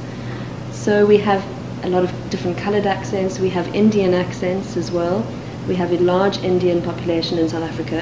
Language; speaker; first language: English; native; English